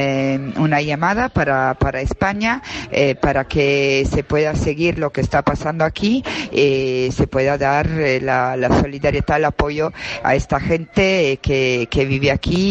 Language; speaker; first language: Spanish; non-native, fluent; Italian